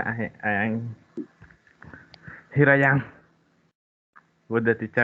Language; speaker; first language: English; non-native, learner; Spanish